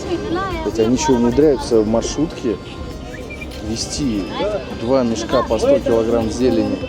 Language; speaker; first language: Russian; native; Russian